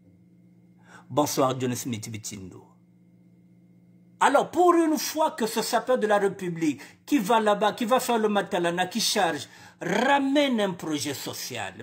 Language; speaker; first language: French; non-native, local second language; Lingala